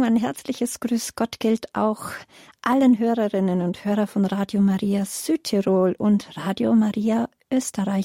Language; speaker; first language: German; native; German